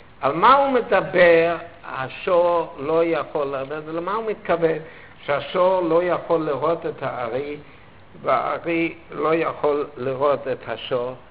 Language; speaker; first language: Hebrew; non-native, fluent; German